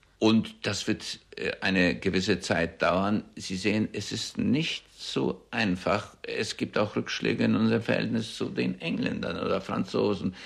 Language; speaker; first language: German; early bilingual, heritage; German